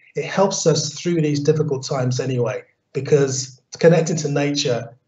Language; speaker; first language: English; native; English